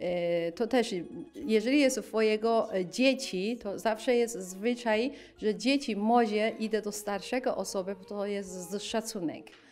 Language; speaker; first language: Polish; non-native, learner; Chinese